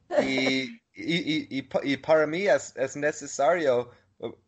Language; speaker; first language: Spanish; non-native, learner; English